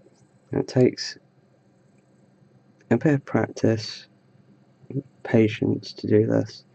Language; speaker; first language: English; native; English